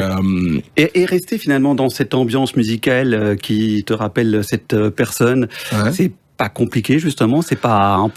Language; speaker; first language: French; native; French